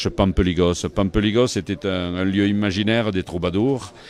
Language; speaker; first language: French; native; French